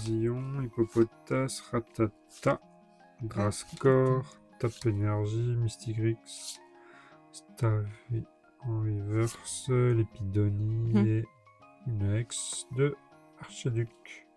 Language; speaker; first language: French; native; French